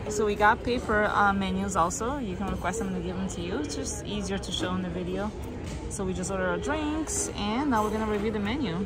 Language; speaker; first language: English; non-native, fluent; Portuguese